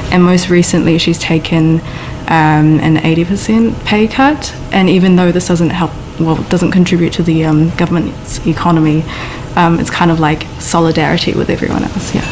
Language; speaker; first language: English; native; English